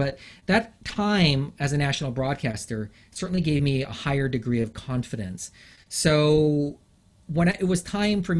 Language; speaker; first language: English; native; English